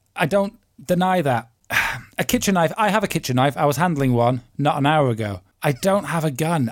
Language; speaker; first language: English; native; English